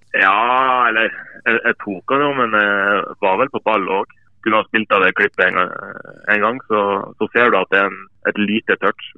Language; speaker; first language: Norwegian; native; Norwegian